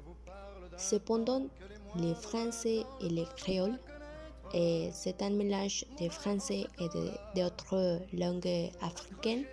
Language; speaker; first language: French; non-native, learner; Spanish